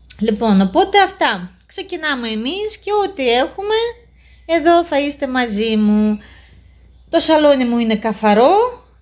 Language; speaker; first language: Greek; non-native, fluent; Russian